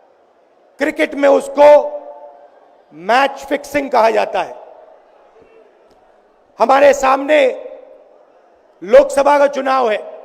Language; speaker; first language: Hindi; native; Hindi